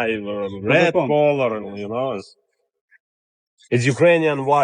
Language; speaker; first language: English; non-native, learner; Ukrainian